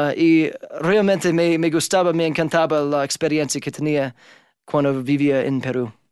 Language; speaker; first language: Spanish; non-native, fluent; English